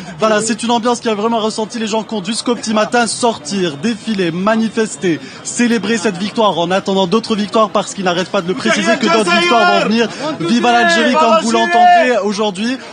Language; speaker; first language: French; non-native, local second language; Arabic